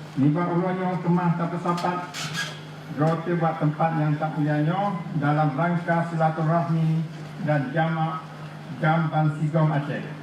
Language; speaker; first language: Malay; non-native, local second language; Achinese